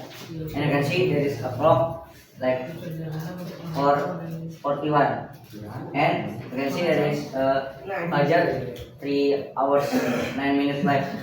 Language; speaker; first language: English; non-native, learner; Indonesian